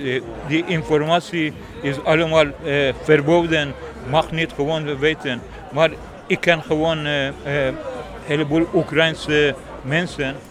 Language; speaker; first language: Dutch; non-native, learner; Persian